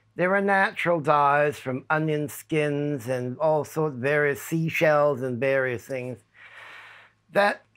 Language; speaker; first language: English; native; English